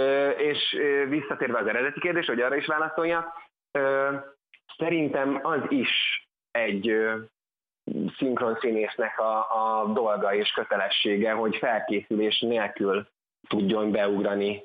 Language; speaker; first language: Hungarian; native; Hungarian